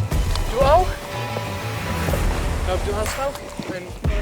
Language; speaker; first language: German; non-native, learner; Dutch